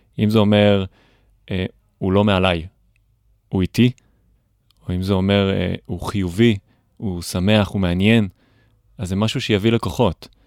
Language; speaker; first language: Hebrew; native; Hebrew